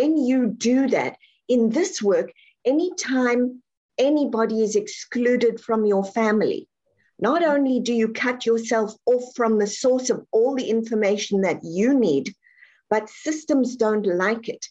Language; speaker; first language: English; native; English